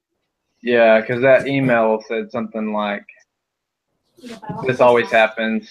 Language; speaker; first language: English; native; English